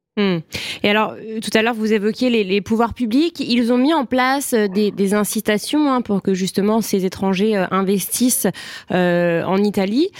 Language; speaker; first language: French; native; French